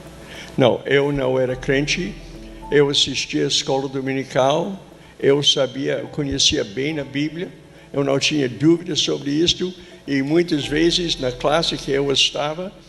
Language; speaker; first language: Portuguese; non-native, fluent; English